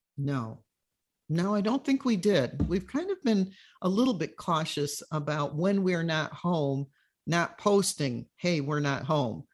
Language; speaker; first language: English; native; English